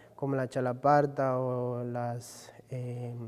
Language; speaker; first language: Spanish; native; Spanish